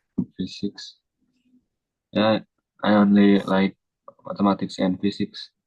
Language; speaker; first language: English; non-native, learner; Indonesian